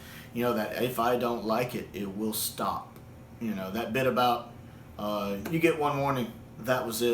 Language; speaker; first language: English; native; English